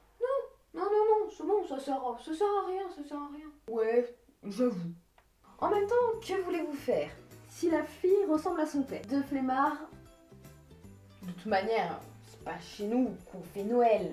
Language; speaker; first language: French; native; French